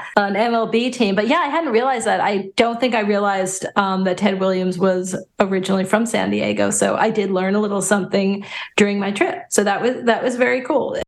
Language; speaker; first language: English; native; English